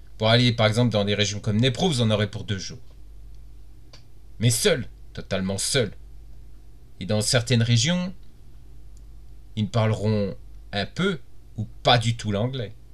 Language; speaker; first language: French; native; French